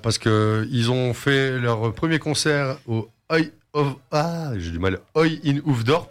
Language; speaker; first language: French; native; French